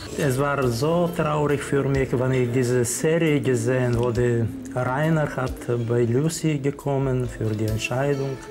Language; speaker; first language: German; non-native, learner; Bulgarian